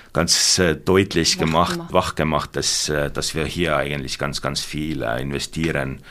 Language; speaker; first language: German; non-native, fluent; Estonian